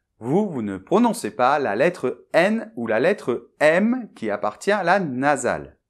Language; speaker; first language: French; native; French